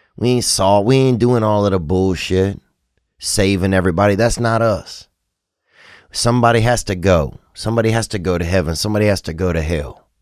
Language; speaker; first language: English; native; English